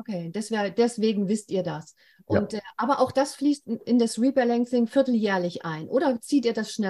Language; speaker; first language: German; native; German